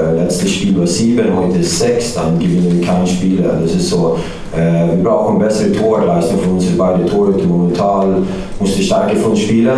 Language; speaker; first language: German; non-native, learner; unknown